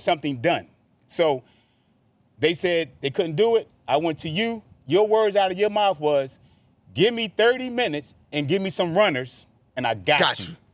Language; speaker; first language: English; native; English